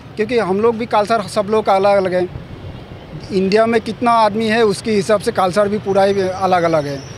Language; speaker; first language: Hindi; non-native, local second language; Assamese